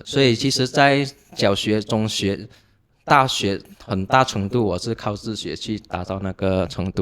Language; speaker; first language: Chinese; non-native, local second language; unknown